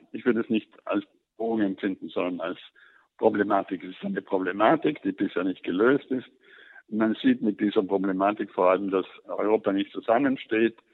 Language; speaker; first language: German; native; German